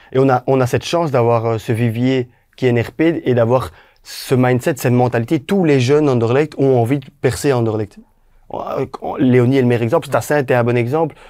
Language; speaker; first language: French; native; French